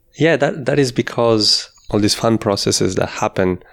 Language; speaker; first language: English; non-native, fluent; Italian